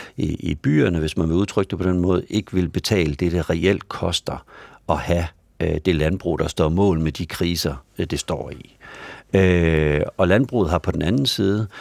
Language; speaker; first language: Danish; native; Danish